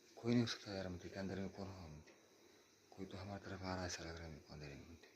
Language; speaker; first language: Hindi; non-native, local second language; Marathi